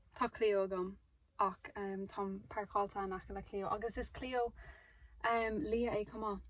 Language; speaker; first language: Irish; non-native, local second language; English